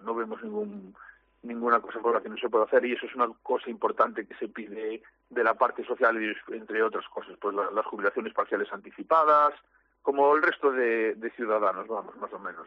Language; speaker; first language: Spanish; native; Spanish